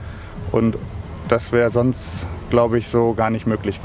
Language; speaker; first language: German; native; German